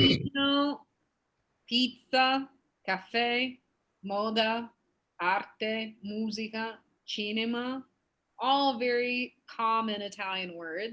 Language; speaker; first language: Italian; non-native, fluent; English